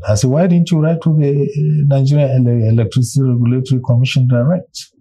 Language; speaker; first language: English; non-native, local second language; Hausa